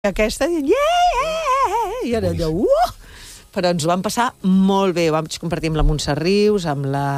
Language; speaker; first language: Catalan; native; Catalan